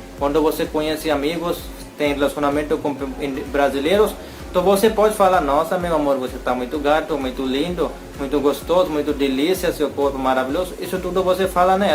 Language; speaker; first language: Portuguese; non-native, learner; Hindi